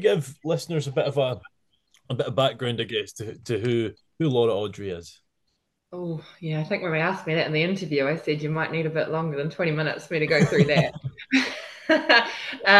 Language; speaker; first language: English; native; English